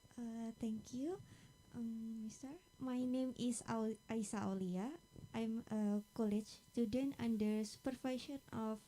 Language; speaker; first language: English; non-native, fluent; Indonesian